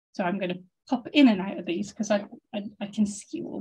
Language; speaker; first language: English; native; English